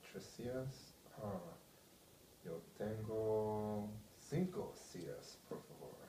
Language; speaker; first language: Spanish; non-native, learner; English